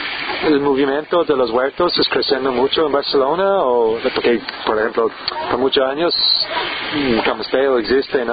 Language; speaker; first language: Spanish; non-native, learner; English